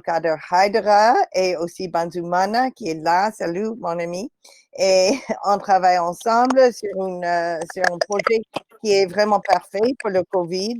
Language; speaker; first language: French; non-native, fluent; English